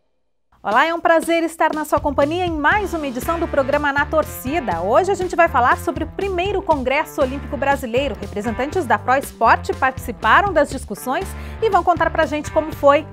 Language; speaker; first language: Portuguese; native; Portuguese